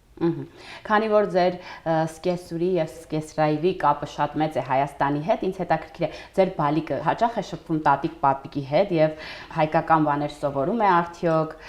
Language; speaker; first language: Armenian; native; Armenian